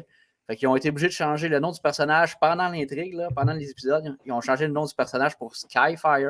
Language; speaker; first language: French; native; French